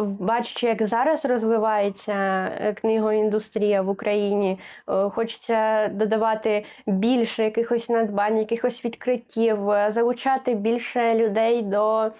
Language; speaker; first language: Ukrainian; native; Ukrainian